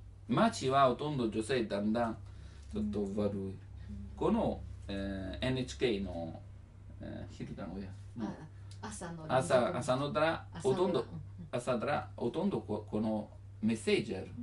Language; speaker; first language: Japanese; non-native, learner; Italian